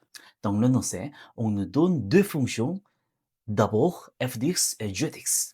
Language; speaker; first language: French; non-native, learner; Korean